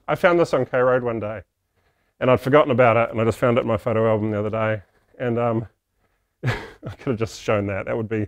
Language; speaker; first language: English; native; English